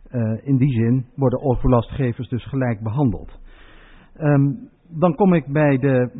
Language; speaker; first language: Dutch; native; Dutch